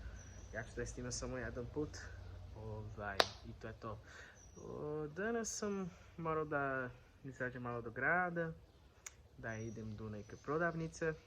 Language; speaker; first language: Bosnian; non-native, learner; Portuguese